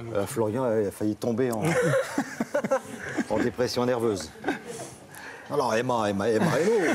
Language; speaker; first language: French; native; French